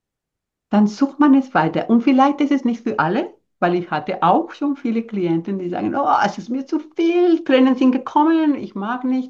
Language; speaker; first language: German; non-native, fluent; Spanish